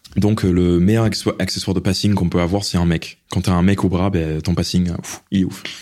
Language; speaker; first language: French; non-native, fluent; English